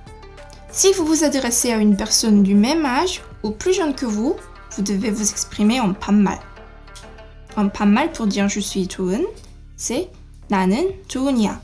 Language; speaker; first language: French; native; French